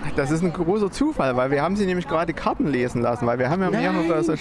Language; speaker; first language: German; native; German